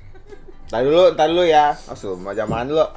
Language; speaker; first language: Indonesian; native; Indonesian